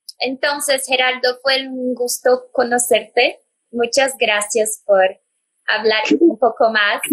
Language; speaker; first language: Spanish; non-native, fluent; Portuguese